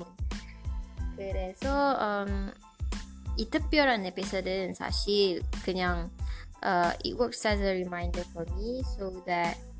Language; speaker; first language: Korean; non-native, learner; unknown